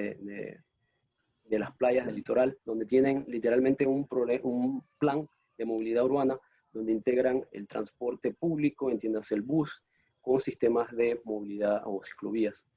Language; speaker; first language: Spanish; native; Spanish